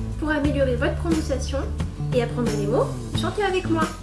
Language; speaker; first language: French; native; French